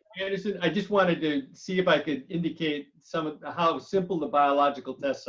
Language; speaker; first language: English; native; English